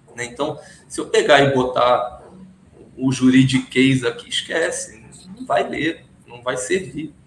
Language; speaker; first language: Portuguese; early bilingual, other home language; Hebrew